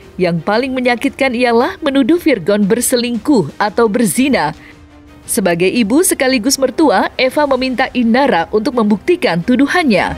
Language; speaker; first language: Indonesian; native; Indonesian